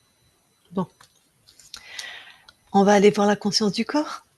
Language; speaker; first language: French; native; French